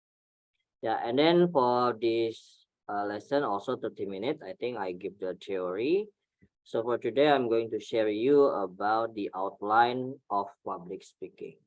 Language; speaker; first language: English; non-native, fluent; Indonesian